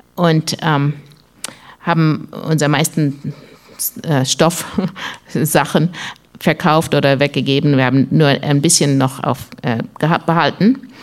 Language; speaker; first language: German; non-native, learner; English